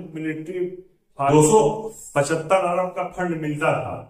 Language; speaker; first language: Hindi; native; Hindi